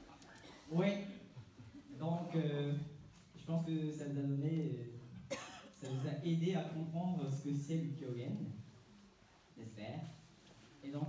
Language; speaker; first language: French; non-native, fluent; Japanese